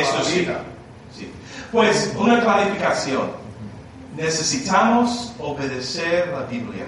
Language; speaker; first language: Spanish; non-native, learner; English